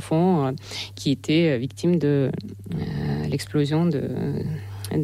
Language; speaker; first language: French; non-native, fluent; Russian